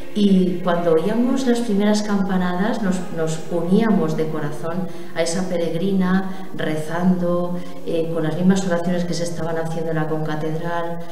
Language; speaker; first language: Spanish; native; Spanish